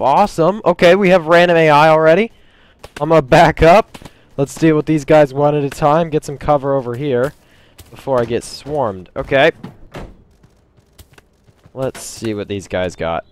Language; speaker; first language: English; native; English